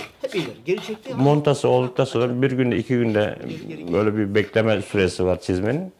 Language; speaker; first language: Turkish; native; Turkish